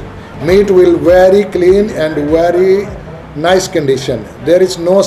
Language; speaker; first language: English; non-native, fluent; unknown